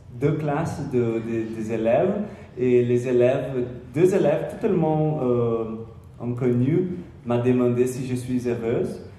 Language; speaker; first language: French; non-native, learner; Portuguese